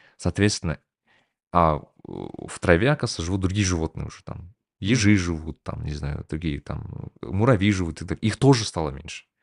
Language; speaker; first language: Russian; non-native, local second language; Kazakh